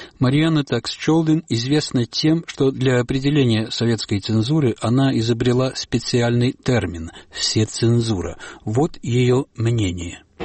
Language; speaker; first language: Russian; non-native, fluent; Italian